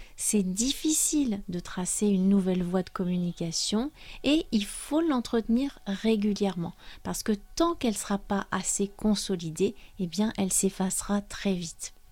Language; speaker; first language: French; native; French